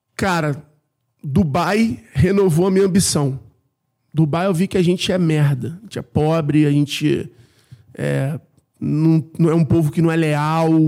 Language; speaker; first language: Portuguese; native; Portuguese